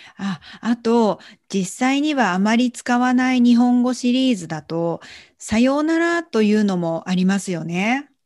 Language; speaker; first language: Japanese; native; Japanese